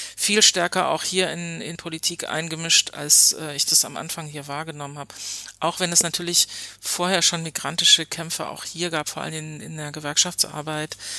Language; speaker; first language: German; native; German